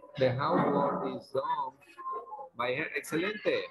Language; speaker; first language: English; non-native, fluent; Spanish